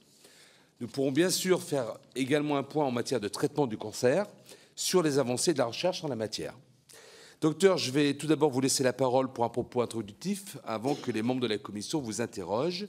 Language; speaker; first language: French; native; French